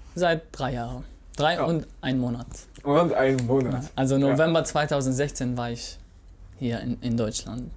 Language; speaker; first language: German; non-native, fluent; Arabic